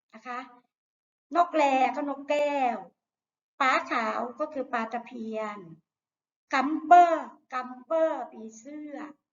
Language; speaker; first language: Thai; native; Thai